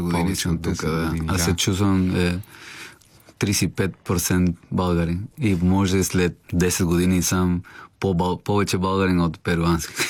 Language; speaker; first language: Bulgarian; non-native, learner; Spanish